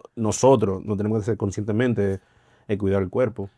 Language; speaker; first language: Spanish; early bilingual, heritage; Spanish